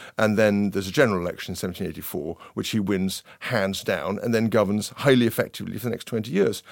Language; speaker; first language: English; native; English